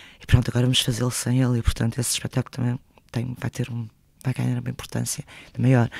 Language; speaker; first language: Portuguese; early bilingual, other home language; Spanish